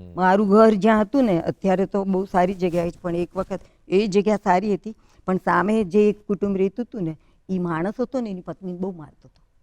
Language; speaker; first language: Gujarati; native; Gujarati